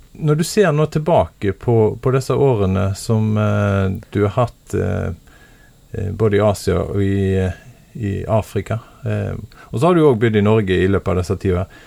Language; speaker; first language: Norwegian; native; Norwegian